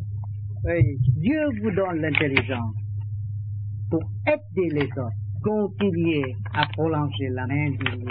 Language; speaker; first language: French; non-native, learner; Vietnamese